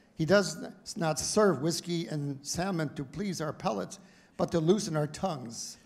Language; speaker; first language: English; early bilingual, other home language; Polish